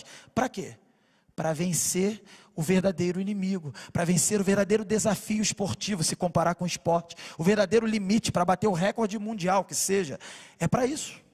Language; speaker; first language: Portuguese; native; Portuguese